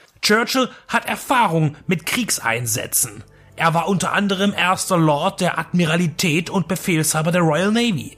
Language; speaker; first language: German; native; German